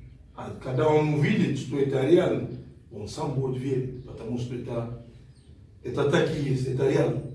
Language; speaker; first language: Russian; non-native, fluent; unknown